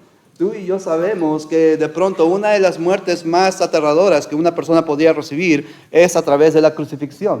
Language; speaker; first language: Spanish; native; Spanish